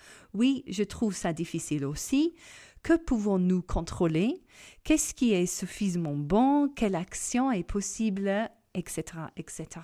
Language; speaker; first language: French; non-native, fluent; English